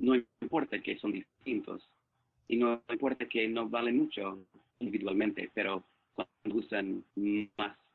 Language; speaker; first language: Spanish; non-native, fluent; English